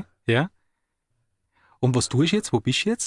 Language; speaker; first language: German; native; German